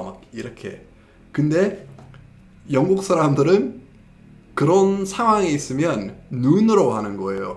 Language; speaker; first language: Korean; non-native, fluent; English